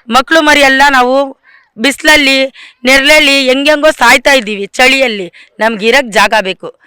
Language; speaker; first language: Kannada; non-native, local second language; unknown